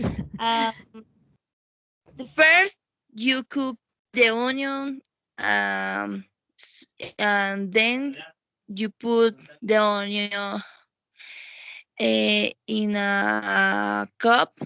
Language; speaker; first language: English; non-native, learner; Spanish